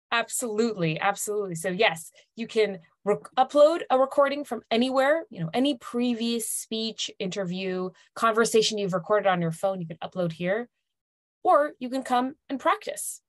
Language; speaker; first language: English; native; English